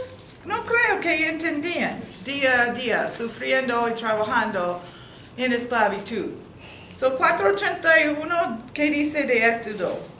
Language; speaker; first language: Spanish; non-native, learner; English